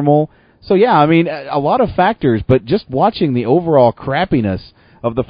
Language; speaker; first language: English; native; English